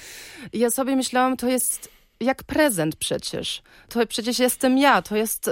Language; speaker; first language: Polish; early bilingual, heritage; Polish